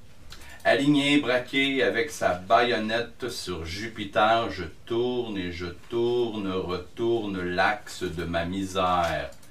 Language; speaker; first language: French; native; French